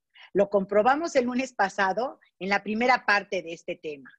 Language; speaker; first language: Spanish; native; Spanish